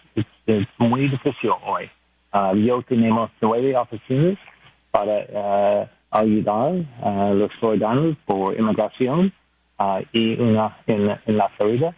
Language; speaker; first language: Spanish; non-native, learner; English